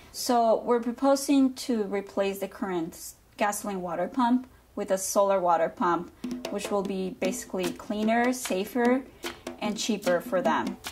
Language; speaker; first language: English; non-native, fluent; Spanish